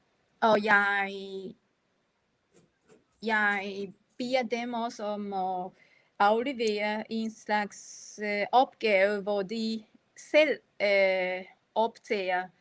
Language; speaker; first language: Danish; non-native, fluent; Japanese